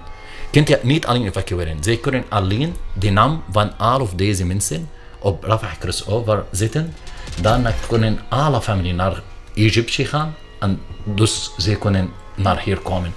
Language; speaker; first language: Dutch; non-native, learner; Arabic